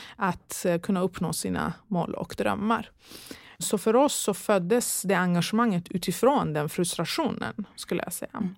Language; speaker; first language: Swedish; early bilingual, other home language; Persian